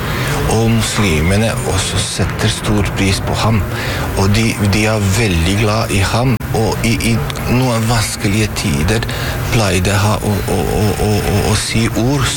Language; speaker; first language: Norwegian; non-native, fluent; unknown